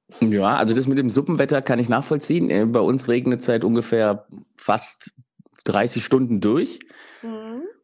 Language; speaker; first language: German; early bilingual, other home language; Italian